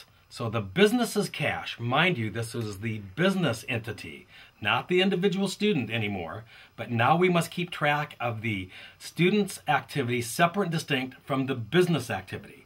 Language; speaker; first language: English; native; English